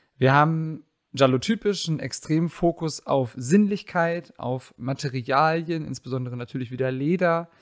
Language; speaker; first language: German; native; German